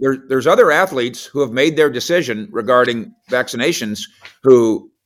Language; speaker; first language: English; native; English